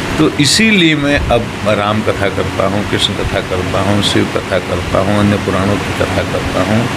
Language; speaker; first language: Hindi; native; Hindi